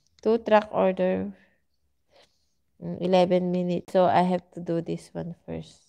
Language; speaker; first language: English; non-native, learner; Filipino